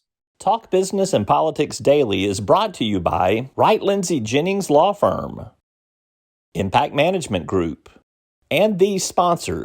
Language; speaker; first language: English; native; English